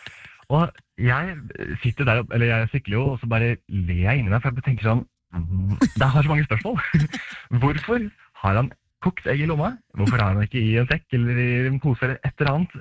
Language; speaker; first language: Norwegian; native; Norwegian